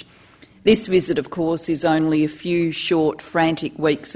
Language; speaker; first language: English; native; English